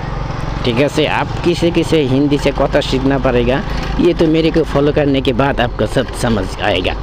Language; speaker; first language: Hindi; non-native, learner; Bangla